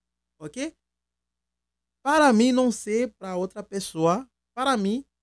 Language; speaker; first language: Portuguese; non-native, local second language; Haitian Creole